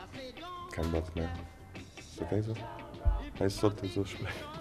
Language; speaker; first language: German; non-native, learner; Italian